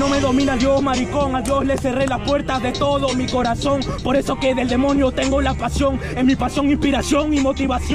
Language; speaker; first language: Spanish; native; Spanish